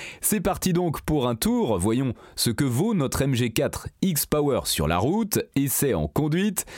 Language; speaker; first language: French; native; French